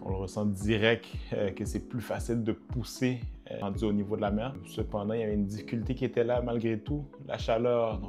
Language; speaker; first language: French; native; French